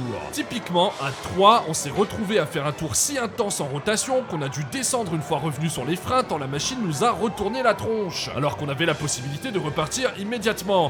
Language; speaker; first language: French; native; French